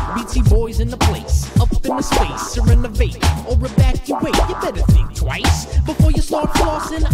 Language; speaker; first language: English; native; English